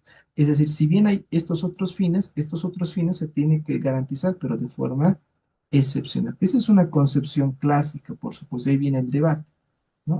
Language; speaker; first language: Spanish; native; Spanish